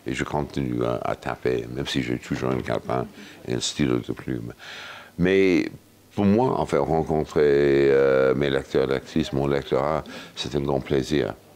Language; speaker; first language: French; non-native, fluent; English